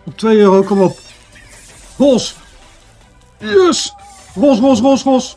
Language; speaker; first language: Dutch; native; Dutch